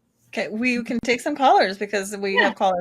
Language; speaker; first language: English; native; English